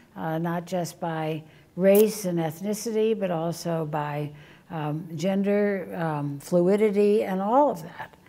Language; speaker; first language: English; native; English